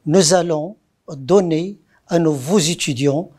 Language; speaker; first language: French; non-native, local second language; Arabic